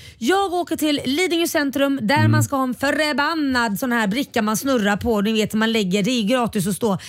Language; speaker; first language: Swedish; native; Swedish